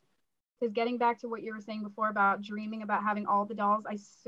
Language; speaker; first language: English; native; English